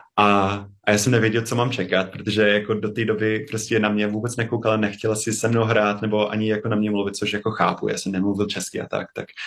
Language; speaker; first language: Czech; non-native, fluent; English